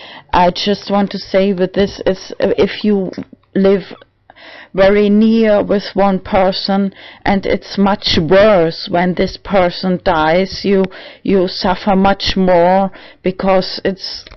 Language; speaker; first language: English; non-native, learner; German